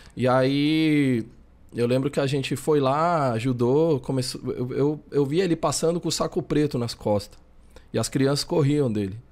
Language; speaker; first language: Portuguese; early bilingual, other home language; Spanish